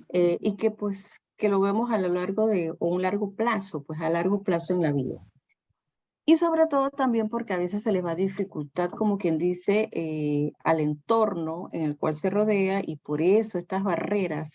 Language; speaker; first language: Spanish; native; Spanish